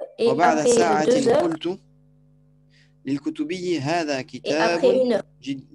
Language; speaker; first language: Arabic; non-native, fluent; French